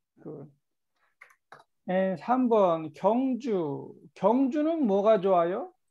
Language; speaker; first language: Korean; native; Korean